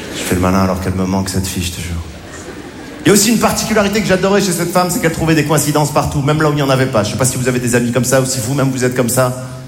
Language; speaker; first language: French; native; French